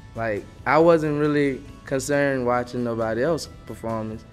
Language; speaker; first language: English; native; English